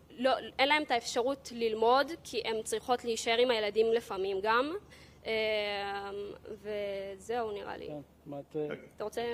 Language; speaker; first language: Hebrew; early bilingual, other home language; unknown